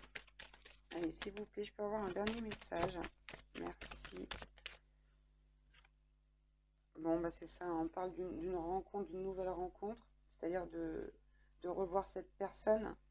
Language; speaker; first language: French; native; French